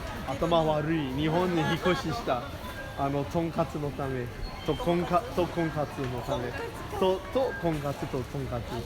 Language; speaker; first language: Japanese; non-native, learner; English